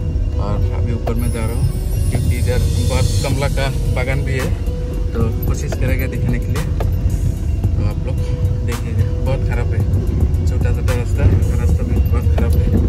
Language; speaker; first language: Hindi; non-native, local second language; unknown